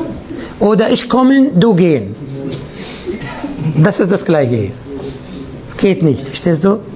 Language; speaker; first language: German; non-native, fluent; Arabic